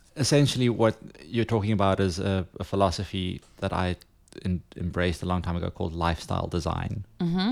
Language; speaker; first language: English; non-native, local second language; Afrikaans